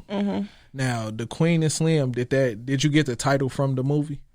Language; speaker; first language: English; native; English